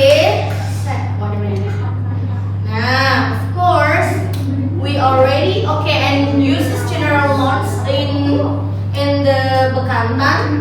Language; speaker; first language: English; non-native, learner; Indonesian